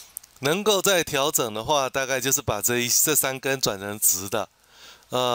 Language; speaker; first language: Chinese; native; Chinese